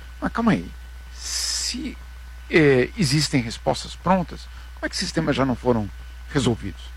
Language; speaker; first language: Portuguese; native; Portuguese